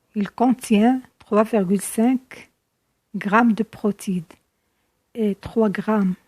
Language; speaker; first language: French; non-native, local second language; Arabic